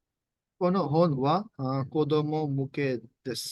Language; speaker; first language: Japanese; non-native, learner; Bangla